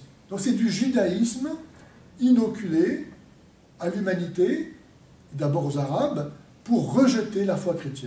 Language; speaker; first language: French; native; French